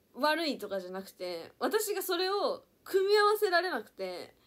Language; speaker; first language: Japanese; native; Japanese